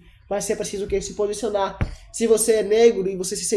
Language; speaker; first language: Portuguese; native; Portuguese